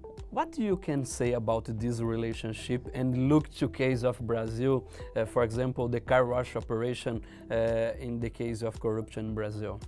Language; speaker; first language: English; non-native, learner; Portuguese